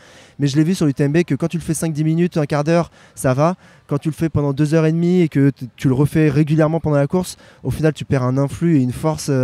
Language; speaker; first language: French; native; French